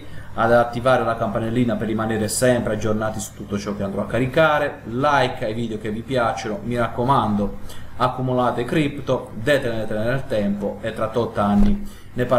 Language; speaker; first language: Italian; native; Italian